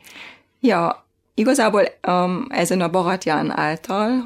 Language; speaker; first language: Hungarian; non-native, fluent; German